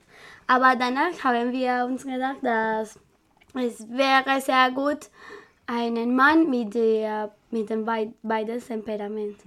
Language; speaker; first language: German; non-native, fluent; Spanish